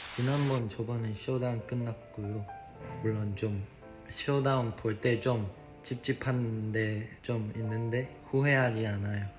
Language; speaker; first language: Korean; non-native, fluent; English